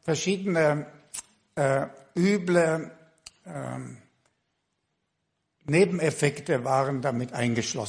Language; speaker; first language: German; native; German